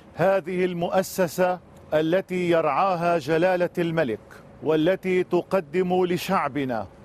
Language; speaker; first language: Arabic; native; Arabic